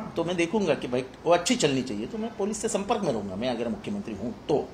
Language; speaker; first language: Hindi; non-native, local second language; Marathi